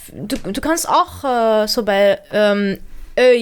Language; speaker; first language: German; early bilingual, other home language; Arabic